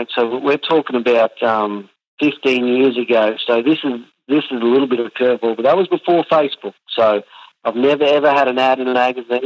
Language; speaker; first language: English; native; English